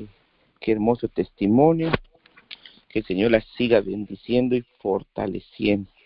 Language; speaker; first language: Spanish; native; Spanish